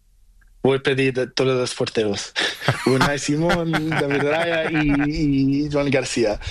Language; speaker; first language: Spanish; non-native, learner; Portuguese